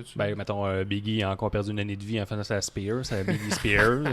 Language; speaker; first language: French; native; French